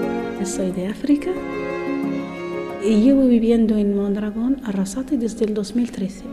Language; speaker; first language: Spanish; non-native, fluent; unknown